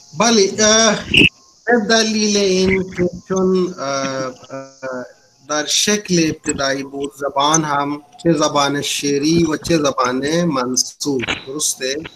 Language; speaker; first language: Persian; non-native, fluent; Urdu